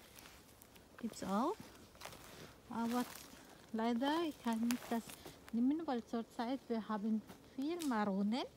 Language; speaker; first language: German; non-native, learner; Filipino